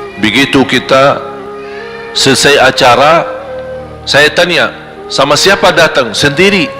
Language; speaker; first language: Malay; non-native, fluent; Arabic